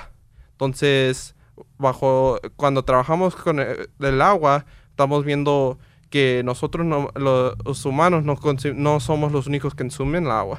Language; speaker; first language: Spanish; early bilingual, heritage; Spanish